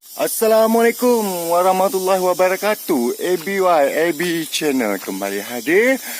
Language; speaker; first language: Malay; non-native, local second language; Achinese